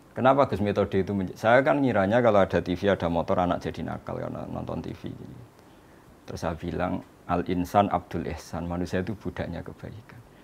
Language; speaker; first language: Indonesian; non-native, local second language; Javanese